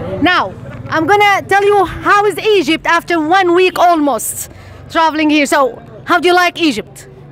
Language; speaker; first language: English; non-native, fluent; Arabic